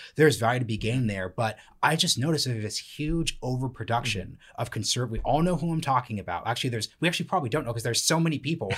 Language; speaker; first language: English; native; English